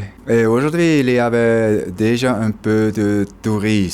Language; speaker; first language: French; non-native, local second language; German